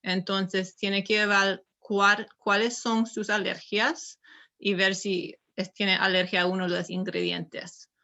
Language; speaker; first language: Spanish; non-native, learner; English